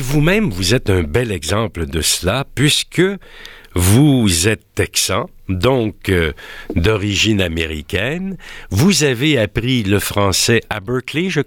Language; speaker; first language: French; native; French